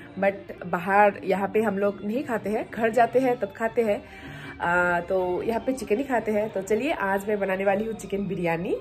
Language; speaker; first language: Hindi; non-native, local second language; Bangla